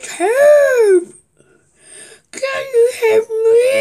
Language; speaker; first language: English; non-native, learner; Korean